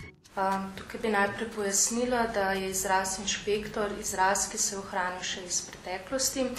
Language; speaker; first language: Slovenian; native; Slovenian